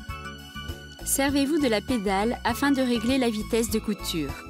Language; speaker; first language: French; native; French